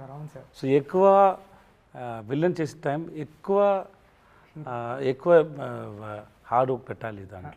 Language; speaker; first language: Telugu; non-native, learner; Tamil